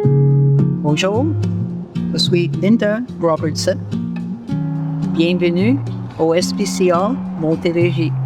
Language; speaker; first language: French; non-native, local second language; English